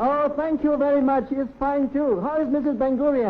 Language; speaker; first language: English; non-native, local second language; Burmese